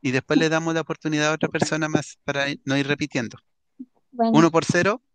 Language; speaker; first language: Spanish; native; Spanish